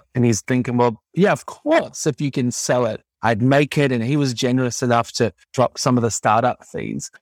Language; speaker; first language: English; native; English